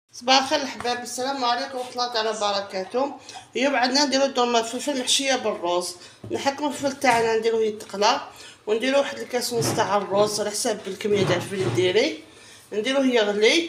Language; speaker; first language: Arabic; native; Arabic